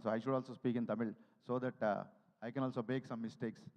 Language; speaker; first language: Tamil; non-native, learner; Telugu